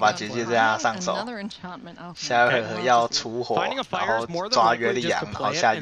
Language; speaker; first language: Chinese; native; Chinese